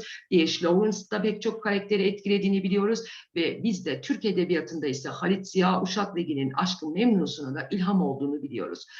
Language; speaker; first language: Turkish; native; Turkish